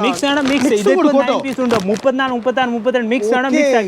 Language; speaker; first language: Malayalam; non-native, local second language; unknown